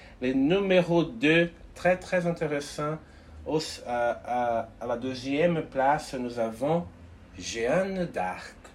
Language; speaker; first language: French; non-native, learner; Portuguese